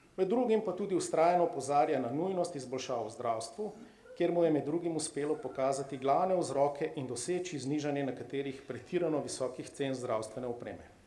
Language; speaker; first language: Slovenian; native; Slovenian